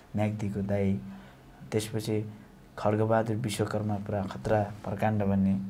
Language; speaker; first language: Nepali; non-native, local second language; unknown